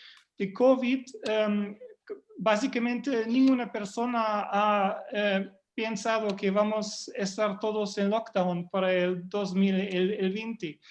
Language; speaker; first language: Spanish; non-native, fluent; German